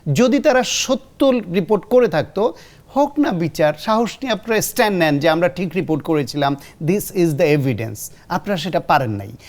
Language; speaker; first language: Bangla; native; Bangla